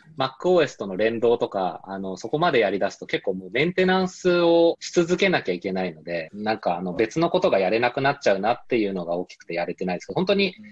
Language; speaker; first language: Japanese; non-native, fluent; Korean